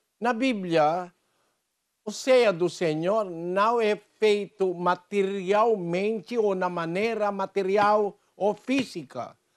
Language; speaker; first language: Portuguese; non-native, fluent; Filipino